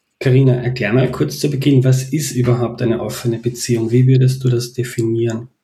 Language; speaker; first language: German; native; German